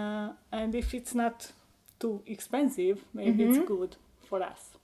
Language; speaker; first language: English; non-native, learner; Hungarian